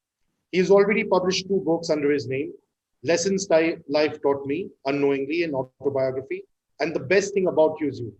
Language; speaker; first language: English; non-native, local second language; Hindi